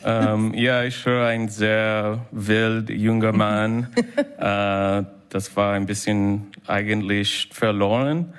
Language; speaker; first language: German; non-native, learner; English